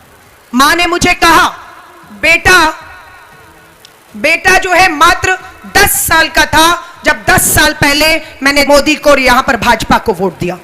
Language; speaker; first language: Hindi; native; Hindi